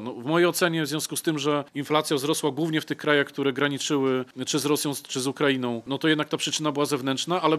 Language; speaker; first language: Polish; native; Polish